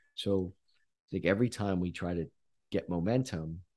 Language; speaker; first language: English; native; English